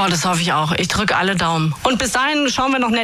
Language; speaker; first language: German; native; German